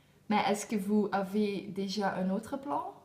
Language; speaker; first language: French; non-native, learner; Dutch